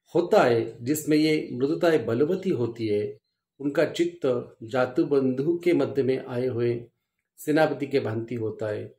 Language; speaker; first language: Hindi; non-native, local second language; Marathi